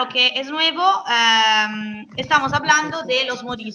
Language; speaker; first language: Italian; native; Italian